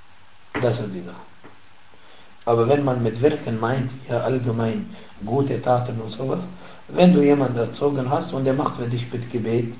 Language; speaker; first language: German; non-native, fluent; Arabic